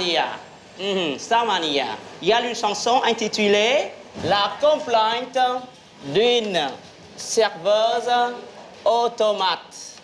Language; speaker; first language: French; non-native, fluent; Vietnamese